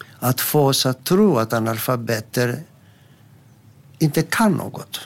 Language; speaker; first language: Swedish; non-native, fluent; Greek